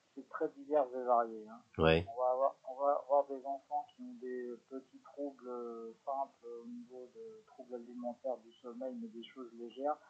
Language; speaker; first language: French; native; French